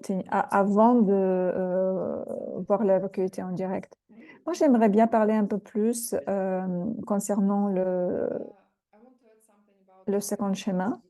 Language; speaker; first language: French; non-native, fluent; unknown